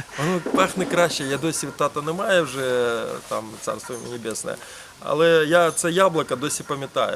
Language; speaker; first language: Ukrainian; early bilingual, heritage; Ukrainian